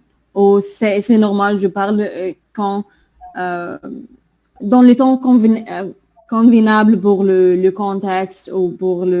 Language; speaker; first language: French; non-native, learner; Arabic